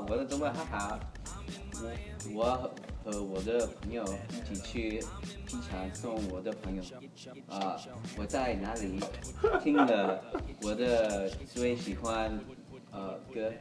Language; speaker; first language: Chinese; non-native, learner; English